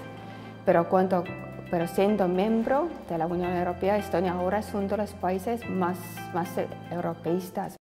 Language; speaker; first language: Spanish; non-native, fluent; Estonian